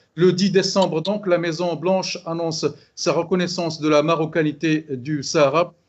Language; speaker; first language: French; non-native, local second language; Arabic